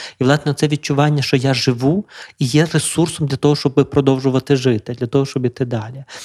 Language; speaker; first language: Ukrainian; native; Ukrainian